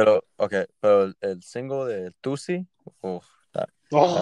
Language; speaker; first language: Spanish; early bilingual, heritage; Spanish